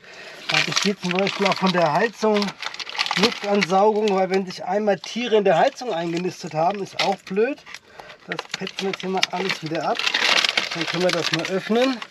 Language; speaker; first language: German; native; German